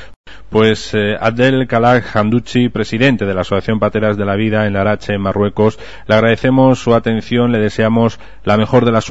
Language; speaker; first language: Spanish; native; Spanish